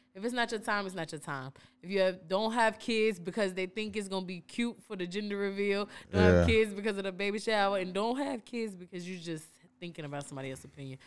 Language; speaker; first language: English; native; English